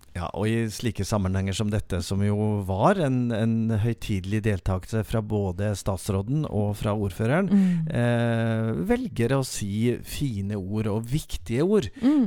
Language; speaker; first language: Norwegian; native; Norwegian